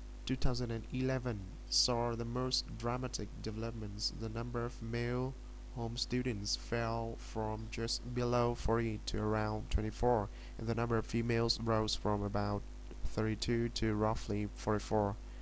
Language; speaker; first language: English; non-native, fluent; Vietnamese